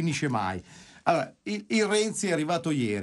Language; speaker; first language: Italian; native; Italian